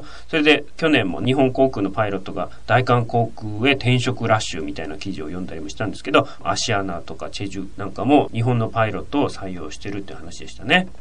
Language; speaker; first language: Japanese; native; Japanese